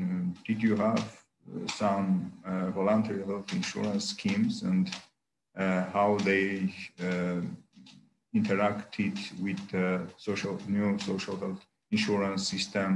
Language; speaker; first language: English; non-native, learner; Armenian